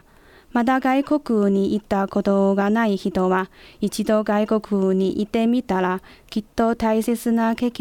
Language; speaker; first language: Japanese; non-native, fluent; Chinese